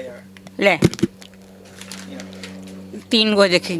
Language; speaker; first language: Dutch; non-native, local second language; Caribbean Hindustani